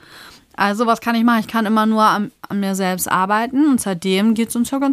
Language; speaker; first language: German; native; German